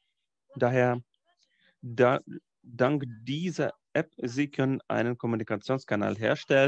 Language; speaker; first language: German; non-native, fluent; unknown